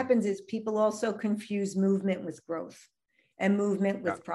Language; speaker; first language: English; native; English